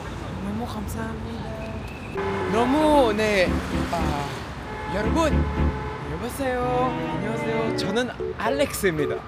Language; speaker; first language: Korean; non-native, learner; Filipino